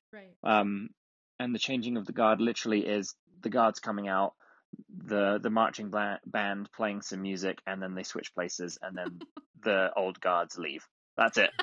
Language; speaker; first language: English; native; English